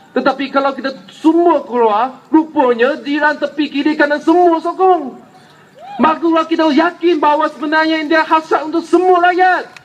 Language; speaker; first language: Malay; non-native, local second language; Chinese